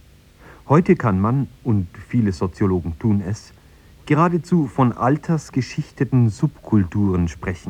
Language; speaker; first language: German; native; German